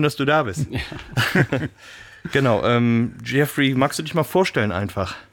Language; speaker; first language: German; native; German